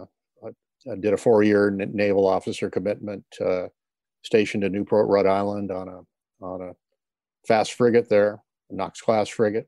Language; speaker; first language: English; native; English